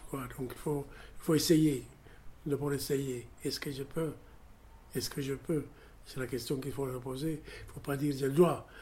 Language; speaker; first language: French; non-native, fluent; Amharic